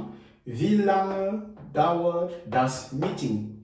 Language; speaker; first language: German; non-native, learner; French